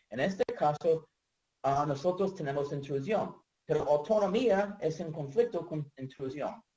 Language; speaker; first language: Spanish; non-native, learner; English